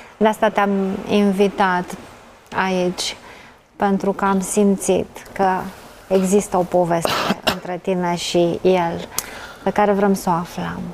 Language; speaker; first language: Romanian; native; Romanian